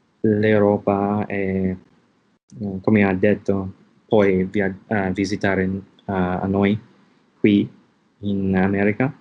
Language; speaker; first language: Italian; non-native, learner; English